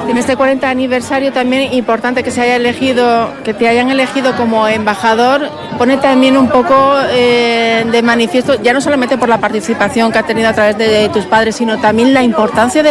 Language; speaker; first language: Spanish; native; Spanish